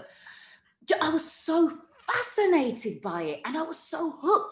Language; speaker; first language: English; native; English